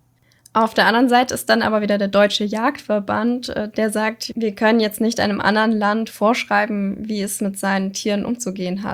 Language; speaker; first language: German; native; German